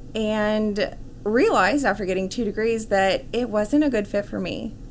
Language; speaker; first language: English; native; English